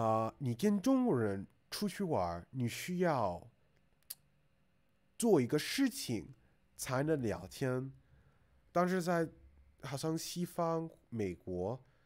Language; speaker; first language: Chinese; non-native, fluent; English